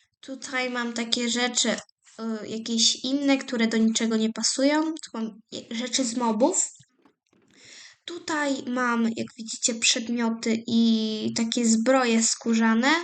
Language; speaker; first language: Polish; native; Polish